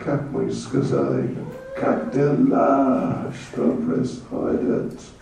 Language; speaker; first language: Russian; non-native, learner; English